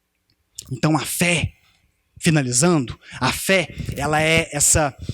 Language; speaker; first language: Portuguese; native; Portuguese